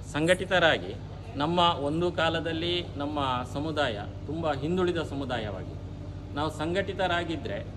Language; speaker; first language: Kannada; non-native, local second language; Marathi